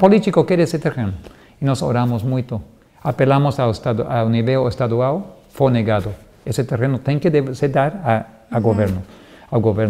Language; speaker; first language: Portuguese; non-native, fluent; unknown